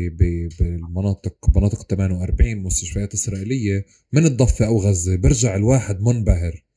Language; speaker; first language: Arabic; native; Arabic